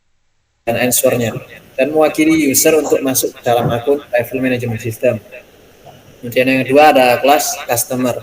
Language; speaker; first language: Indonesian; native; Indonesian